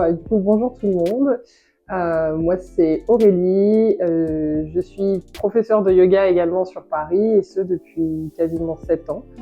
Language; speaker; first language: French; native; French